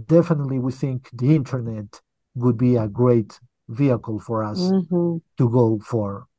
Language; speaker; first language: English; early bilingual, other home language; Spanish